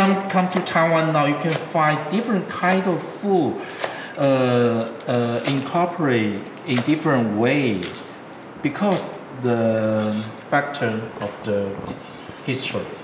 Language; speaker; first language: English; non-native, learner; Chinese